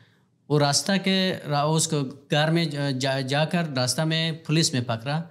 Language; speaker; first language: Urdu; non-native, learner; Pashto